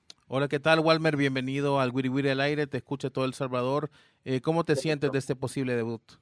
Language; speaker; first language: Spanish; native; Spanish